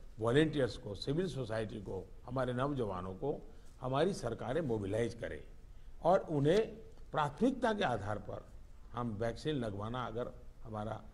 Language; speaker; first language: Hindi; non-native, local second language; Gujarati